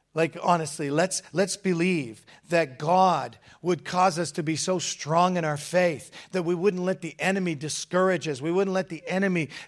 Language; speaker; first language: English; native; English